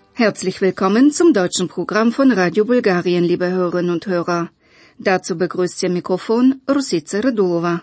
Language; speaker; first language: German; non-native, fluent; Bulgarian